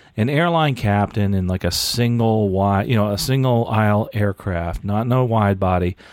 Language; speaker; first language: English; native; English